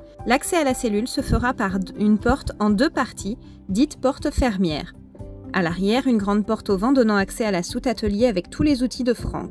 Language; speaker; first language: French; native; French